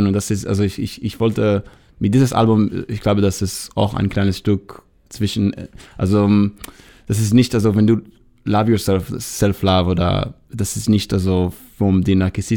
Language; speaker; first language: German; non-native, learner; Hebrew